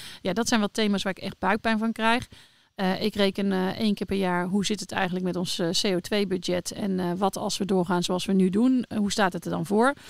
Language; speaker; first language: Dutch; native; Dutch